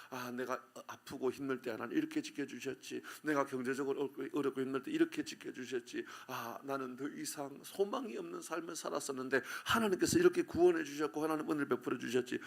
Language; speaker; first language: Korean; native; Korean